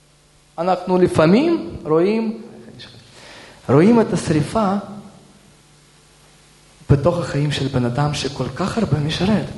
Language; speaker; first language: Hebrew; early bilingual, other home language; Russian